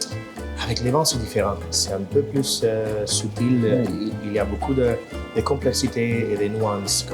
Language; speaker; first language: French; non-native, fluent; Spanish